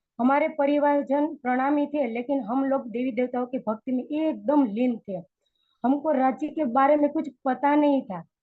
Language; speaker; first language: Hindi; non-native, local second language; Gujarati